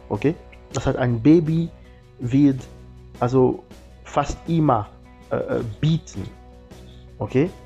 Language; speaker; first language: German; non-native, learner; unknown